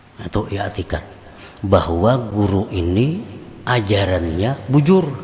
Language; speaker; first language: Indonesian; non-native, local second language; Banjar